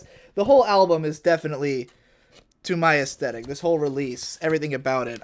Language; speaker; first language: English; native; English